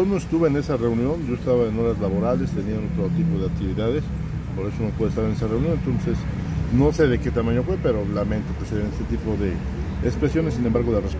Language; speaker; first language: Spanish; native; Spanish